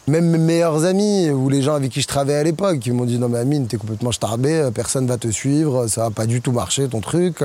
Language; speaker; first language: French; non-native, local second language; Arabic